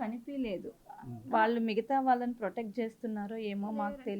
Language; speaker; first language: Telugu; native; Telugu